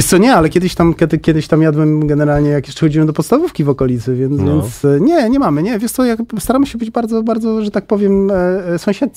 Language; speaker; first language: Polish; native; Polish